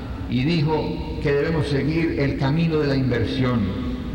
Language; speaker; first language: Spanish; native; Spanish